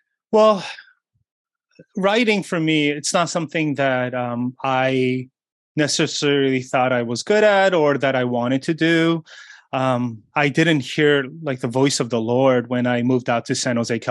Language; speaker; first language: English; early bilingual, other home language; Korean